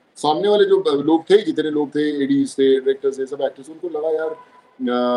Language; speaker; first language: Hindi; non-native, local second language; Punjabi